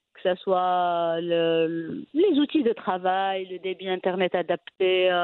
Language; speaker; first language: French; non-native, local second language; Arabic